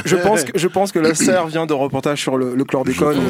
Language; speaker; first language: French; native; French